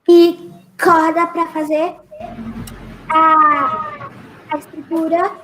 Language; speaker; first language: Portuguese; early bilingual, heritage; Portuguese